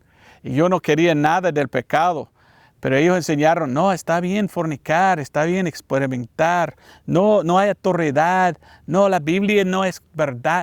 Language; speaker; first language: Spanish; non-native, learner; English